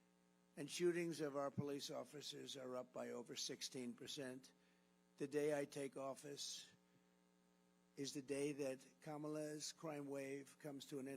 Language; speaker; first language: English; native; English